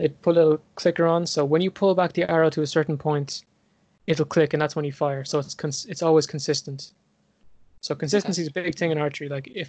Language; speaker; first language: English; native; English